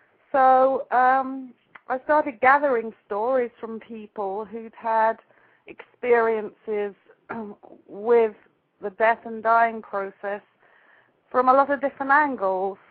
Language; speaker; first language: English; native; English